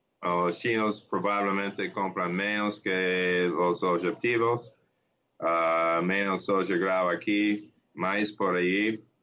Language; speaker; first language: Portuguese; non-native, learner; English